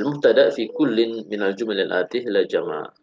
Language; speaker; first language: Arabic; non-native, fluent; Indonesian